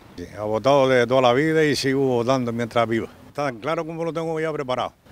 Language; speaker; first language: Spanish; native; Spanish